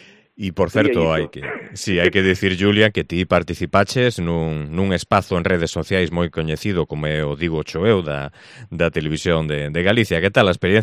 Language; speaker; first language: Galician; native; Galician